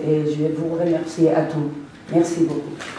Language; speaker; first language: French; non-native, fluent; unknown